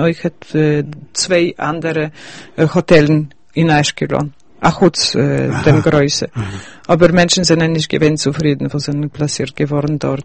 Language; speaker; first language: German; early bilingual, heritage; Yiddish